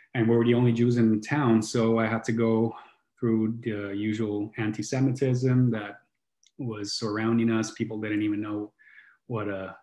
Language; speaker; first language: English; non-native, fluent; Italian